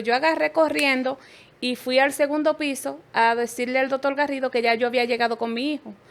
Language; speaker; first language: Spanish; native; Spanish